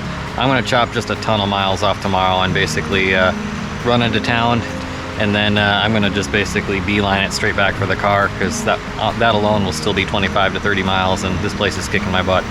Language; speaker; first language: English; native; English